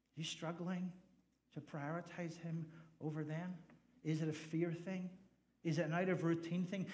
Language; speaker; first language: English; native; English